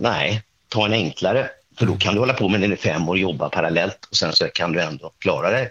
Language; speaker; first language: Swedish; native; Swedish